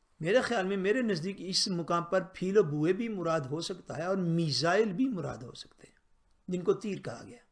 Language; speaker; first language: Urdu; non-native, local second language; Punjabi